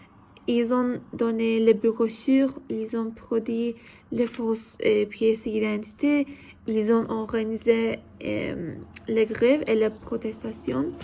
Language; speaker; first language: French; non-native, learner; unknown